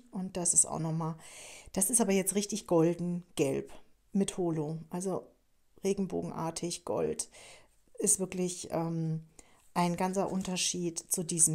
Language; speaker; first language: German; native; German